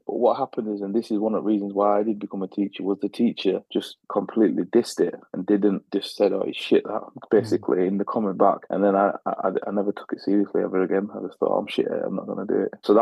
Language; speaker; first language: English; native; English